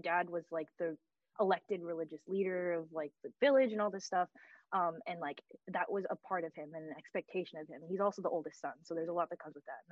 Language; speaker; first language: English; native; English